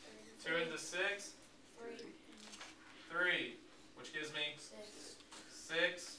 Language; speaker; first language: English; native; English